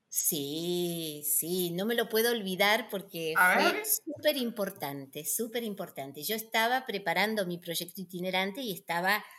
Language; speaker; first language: Spanish; native; Spanish